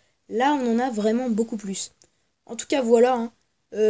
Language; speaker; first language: French; native; French